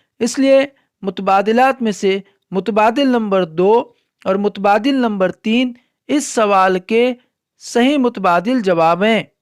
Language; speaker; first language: Urdu; native; Urdu